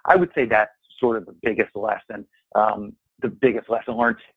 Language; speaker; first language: English; native; English